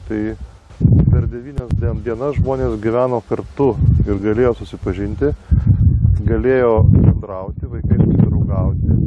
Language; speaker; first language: Lithuanian; native; Lithuanian